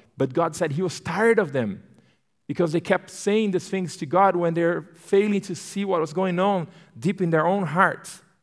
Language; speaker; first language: English; non-native, fluent; Portuguese